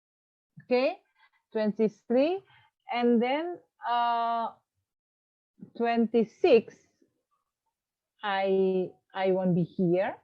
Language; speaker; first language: English; non-native, fluent; Indonesian